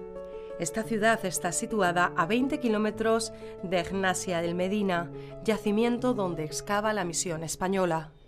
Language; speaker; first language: Spanish; native; Spanish